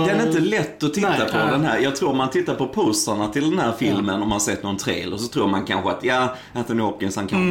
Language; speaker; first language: Swedish; native; Swedish